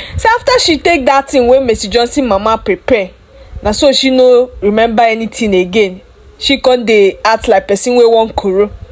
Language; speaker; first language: Nigerian Pidgin; non-native, local second language; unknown